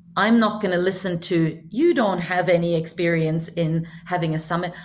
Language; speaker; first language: English; non-native, fluent; Norwegian